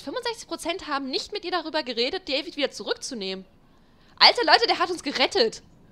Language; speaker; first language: German; native; German